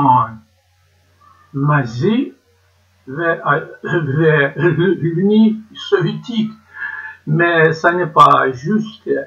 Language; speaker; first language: French; non-native, learner; Ukrainian